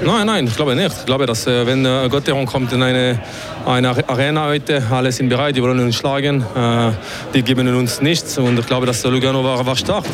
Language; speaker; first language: German; non-native, local second language; French